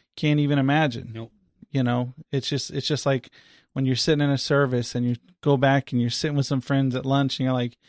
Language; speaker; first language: English; native; English